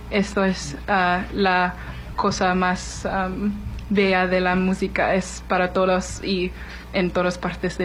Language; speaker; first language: Spanish; non-native, learner; English